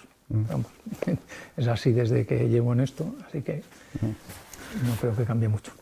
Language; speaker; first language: Spanish; native; Spanish